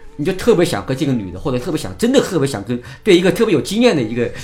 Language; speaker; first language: Chinese; native; Chinese